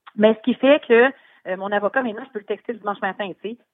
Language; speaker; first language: French; native; French